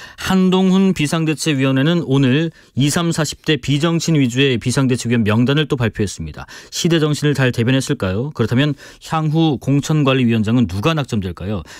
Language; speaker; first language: Korean; native; Korean